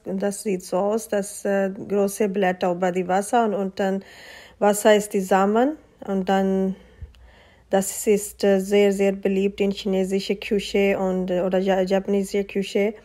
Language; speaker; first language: German; non-native, learner; Urdu